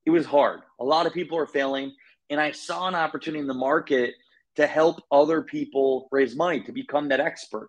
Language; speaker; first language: English; native; English